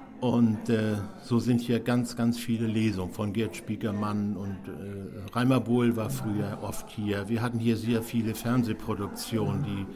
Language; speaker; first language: German; native; German